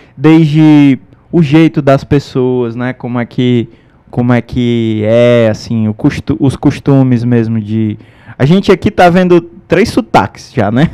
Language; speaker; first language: Portuguese; native; Portuguese